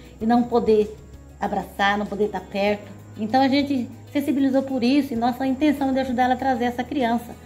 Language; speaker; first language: Portuguese; native; Portuguese